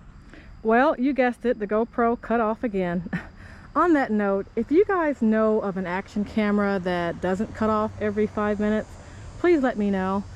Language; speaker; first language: English; native; English